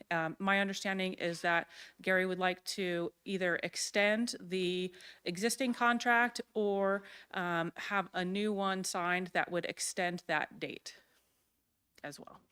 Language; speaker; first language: English; native; English